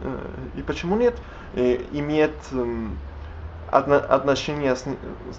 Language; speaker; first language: Russian; non-native, learner; Spanish